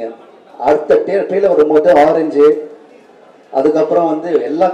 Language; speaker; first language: Tamil; native; Tamil